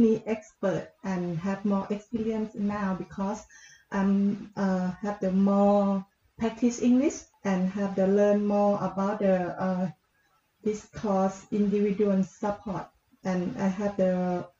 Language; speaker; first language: English; non-native, learner; Thai